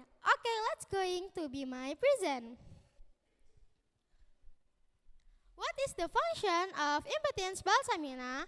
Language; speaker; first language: English; non-native, learner; Indonesian